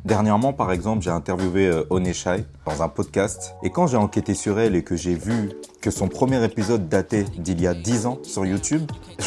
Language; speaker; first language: French; native; French